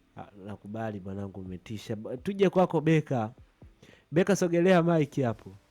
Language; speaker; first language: Swahili; native; Swahili